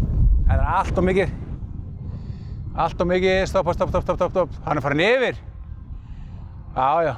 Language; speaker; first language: Icelandic; native; Icelandic